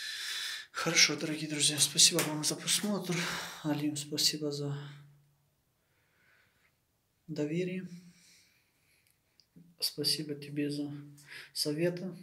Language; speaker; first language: Russian; non-native, local second language; Romanian